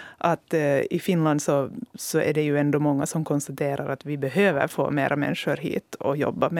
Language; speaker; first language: Swedish; native; Swedish